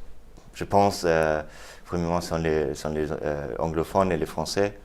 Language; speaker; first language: French; non-native, fluent; German